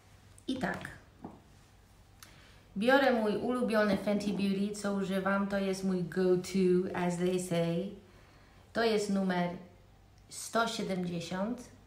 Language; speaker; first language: Polish; early bilingual, heritage; Polish